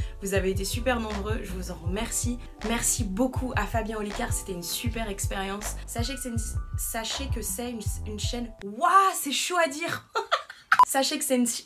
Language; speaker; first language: French; native; French